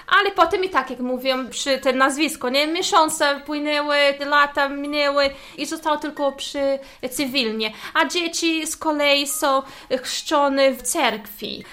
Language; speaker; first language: Polish; non-native, fluent; Portuguese